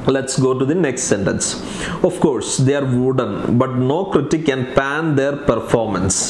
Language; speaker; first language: English; non-native, local second language; Malayalam